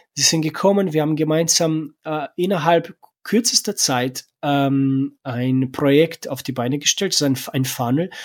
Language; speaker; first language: German; non-native, fluent; Romanian